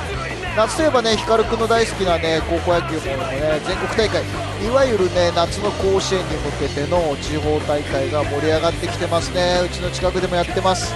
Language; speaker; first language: Japanese; native; Japanese